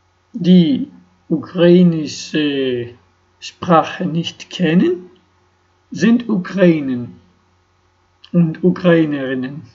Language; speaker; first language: German; non-native, learner; Ukrainian